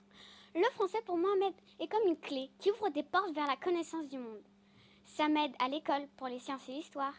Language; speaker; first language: French; non-native, fluent; Greek